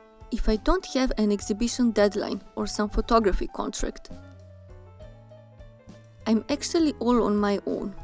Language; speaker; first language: English; non-native, fluent; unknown